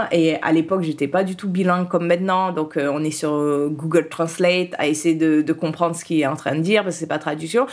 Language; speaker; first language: French; early bilingual, other home language; Haitian Creole